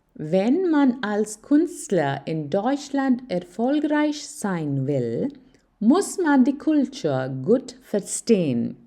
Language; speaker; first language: German; non-native, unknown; Malayalam